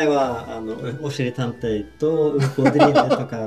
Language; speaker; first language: Japanese; non-native, fluent; Swedish